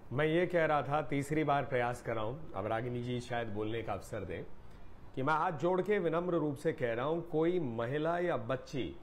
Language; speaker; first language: Hindi; native; Hindi